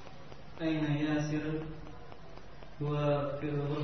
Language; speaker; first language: Arabic; non-native, learner; Indonesian